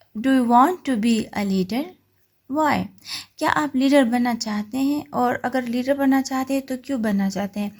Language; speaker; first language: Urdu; non-native, local second language; Pashto